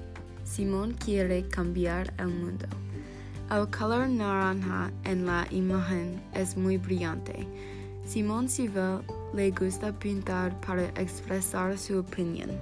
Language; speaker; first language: Spanish; non-native, learner; English